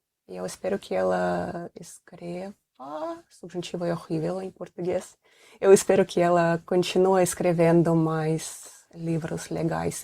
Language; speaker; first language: Portuguese; non-native, fluent; Russian